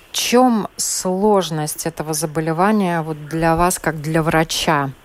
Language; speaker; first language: Russian; native; Russian